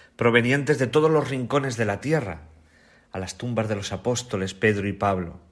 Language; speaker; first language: Spanish; native; Spanish